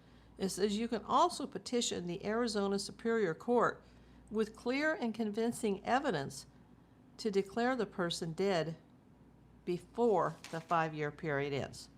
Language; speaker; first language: English; native; English